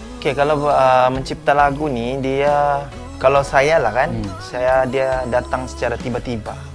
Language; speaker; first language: Malay; native; Malay